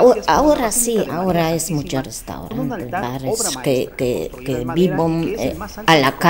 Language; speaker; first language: Spanish; non-native, learner; Polish